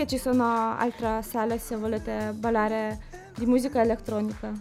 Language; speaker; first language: Italian; non-native, learner; Lithuanian